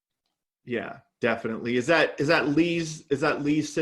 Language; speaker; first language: English; native; English